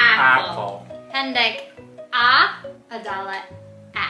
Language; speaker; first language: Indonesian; non-native, learner; English